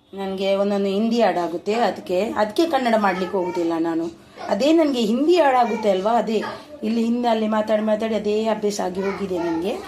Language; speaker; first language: Kannada; non-native, local second language; Tulu